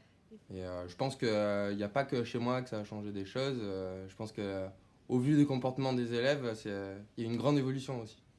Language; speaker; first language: French; native; French